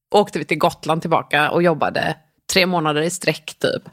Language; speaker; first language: Swedish; native; Swedish